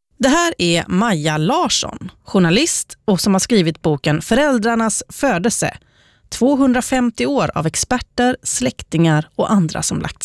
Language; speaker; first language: Swedish; native; Swedish